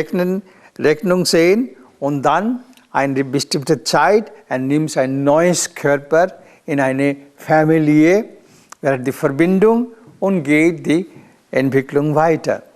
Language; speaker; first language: German; non-native, learner; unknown